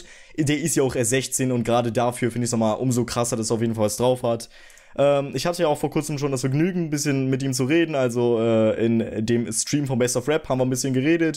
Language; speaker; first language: German; native; German